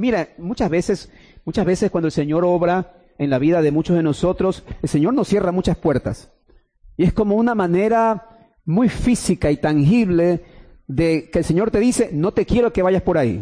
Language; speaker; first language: Spanish; native; Spanish